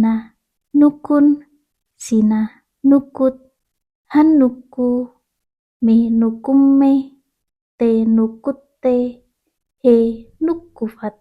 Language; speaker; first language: Finnish; non-native, learner; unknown